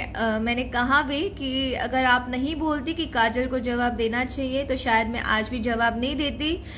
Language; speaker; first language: Hindi; non-native, local second language; Gujarati